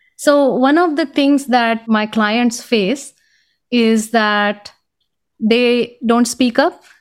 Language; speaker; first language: English; non-native, local second language; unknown